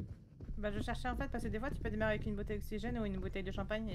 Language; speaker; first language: French; native; French